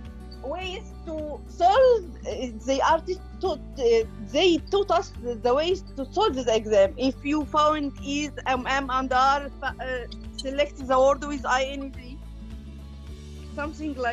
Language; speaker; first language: English; non-native, learner; Arabic